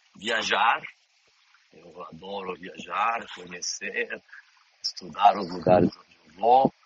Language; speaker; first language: Portuguese; non-native, fluent; Italian